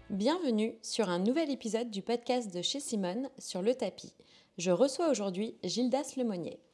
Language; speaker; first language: French; native; French